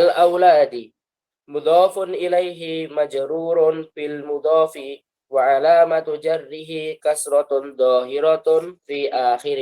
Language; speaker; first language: Arabic; non-native, learner; Indonesian